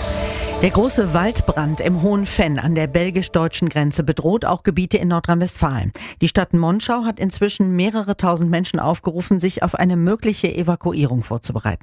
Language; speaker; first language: German; native; German